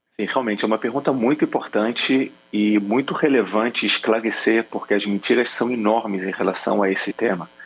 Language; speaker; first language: Portuguese; native; Portuguese